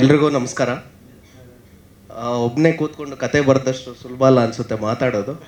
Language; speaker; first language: Kannada; native; Kannada